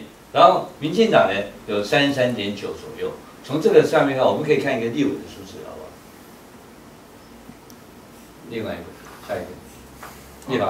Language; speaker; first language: Chinese; native; Chinese